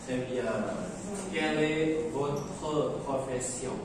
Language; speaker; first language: French; non-native, fluent; Indonesian